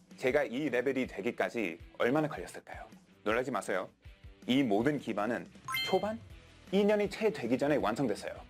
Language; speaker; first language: Korean; non-native, fluent; English